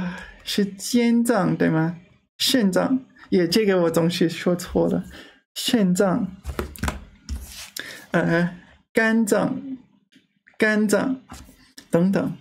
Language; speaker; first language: Chinese; non-native, learner; English